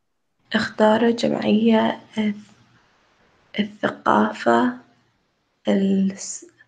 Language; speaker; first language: Arabic; non-native, learner; English